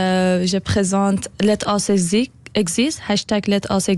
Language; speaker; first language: French; non-native, learner; Persian